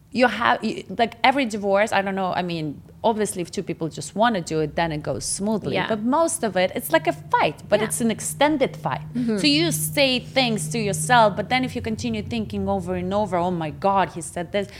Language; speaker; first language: English; non-native, fluent; Russian